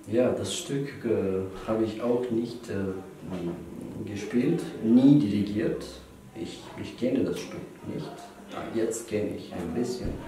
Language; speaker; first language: German; non-native, fluent; Romanian